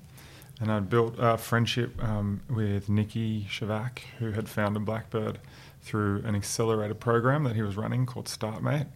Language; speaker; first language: English; native; English